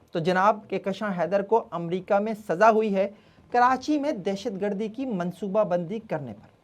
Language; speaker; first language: Urdu; native; Urdu